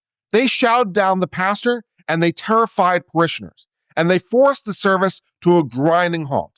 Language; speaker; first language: English; native; English